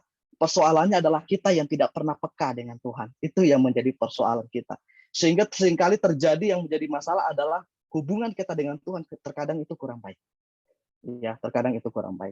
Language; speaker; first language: Indonesian; native; Indonesian